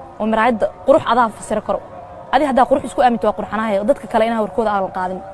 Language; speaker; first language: Somali; early bilingual, heritage; Somali